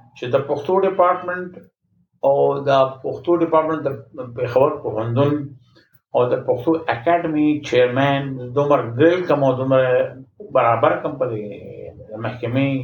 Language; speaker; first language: Pashto; native; Pashto